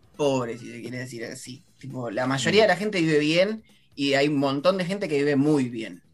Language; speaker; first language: Spanish; native; Spanish